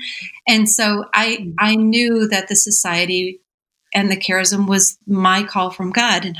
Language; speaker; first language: English; native; English